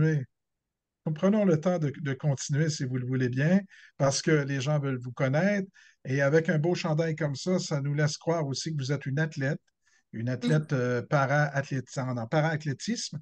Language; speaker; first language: French; native; French